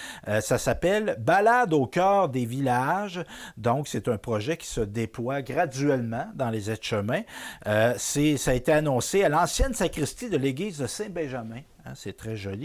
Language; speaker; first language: French; native; French